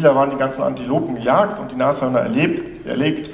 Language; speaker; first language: German; native; German